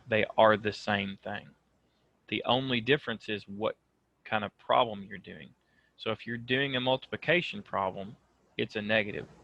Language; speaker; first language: English; native; English